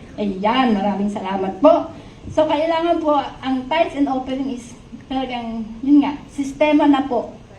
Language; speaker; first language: Filipino; native; Filipino